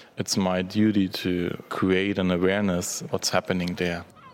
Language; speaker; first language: English; non-native, fluent; German